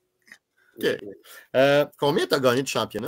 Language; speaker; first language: French; native; French